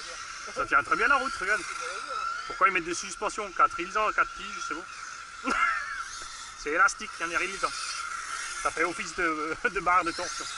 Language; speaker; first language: French; native; French